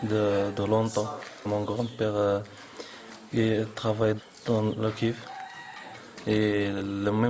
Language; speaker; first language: French; non-native, learner; Arabic